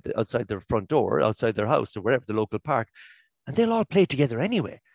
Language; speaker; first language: English; native; English